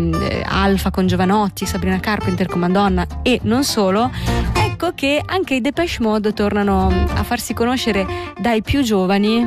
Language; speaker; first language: Italian; native; Italian